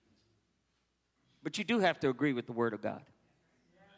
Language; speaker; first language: English; native; English